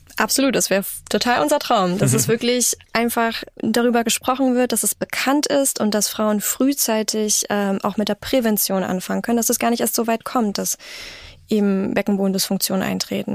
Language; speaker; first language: German; native; German